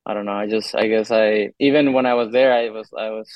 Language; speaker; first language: English; non-native, fluent; Spanish